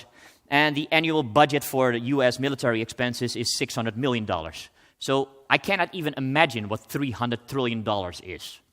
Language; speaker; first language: English; non-native, fluent; Dutch